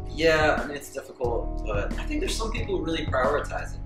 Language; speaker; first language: English; native; English